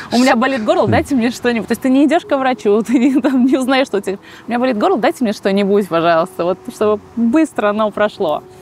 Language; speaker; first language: Russian; native; Russian